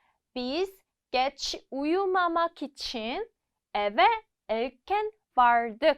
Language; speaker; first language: Turkish; non-native, fluent; Korean